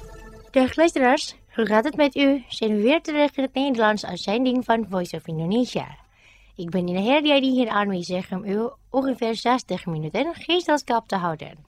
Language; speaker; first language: Dutch; non-native, fluent; Indonesian